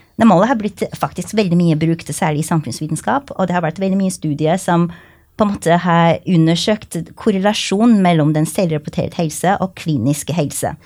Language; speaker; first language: Norwegian; non-native, fluent; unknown